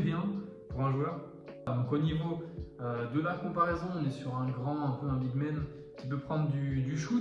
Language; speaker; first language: French; native; French